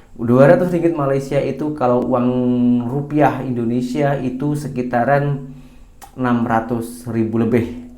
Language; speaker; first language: Indonesian; native; Indonesian